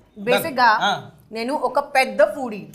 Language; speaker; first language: Telugu; non-native, local second language; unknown